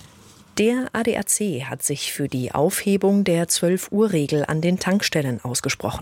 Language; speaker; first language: German; native; German